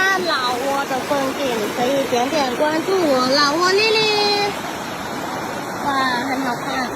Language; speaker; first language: Chinese; non-native, learner; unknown